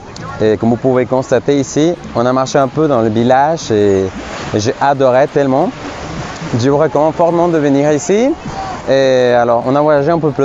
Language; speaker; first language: French; non-native, fluent; Spanish